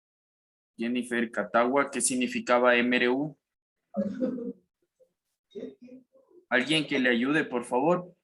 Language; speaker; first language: Spanish; native; Spanish